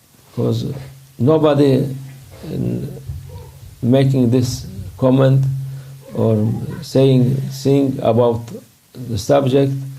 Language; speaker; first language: English; non-native, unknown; Turkish